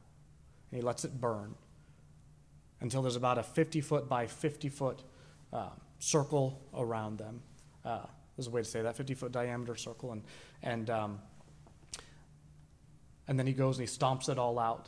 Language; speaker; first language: English; native; English